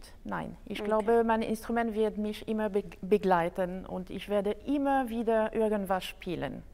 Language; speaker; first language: German; non-native, fluent; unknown